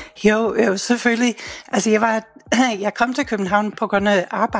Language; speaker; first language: Danish; non-native, fluent; English